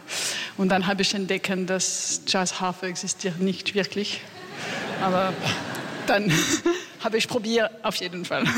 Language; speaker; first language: German; non-native, fluent; French